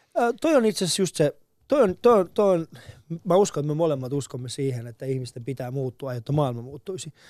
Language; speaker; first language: Finnish; early bilingual, other home language; Persian